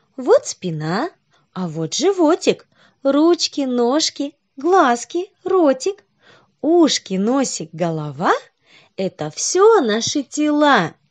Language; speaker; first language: Russian; non-native, local second language; Kazakh